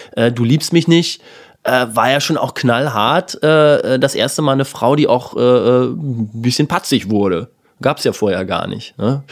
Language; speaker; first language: German; native; German